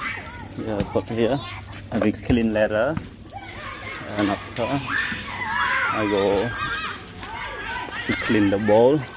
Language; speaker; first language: English; non-native, learner; Vietnamese